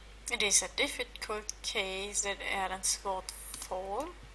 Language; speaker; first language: Swedish; non-native, learner; German